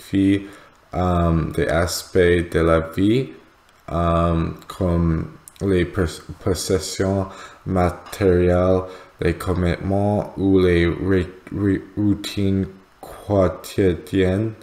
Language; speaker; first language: French; non-native, learner; English